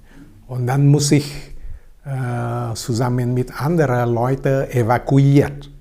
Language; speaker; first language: German; non-native, learner; Vietnamese